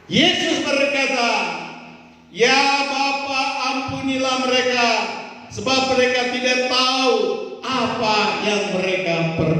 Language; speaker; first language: Malay; native; Malay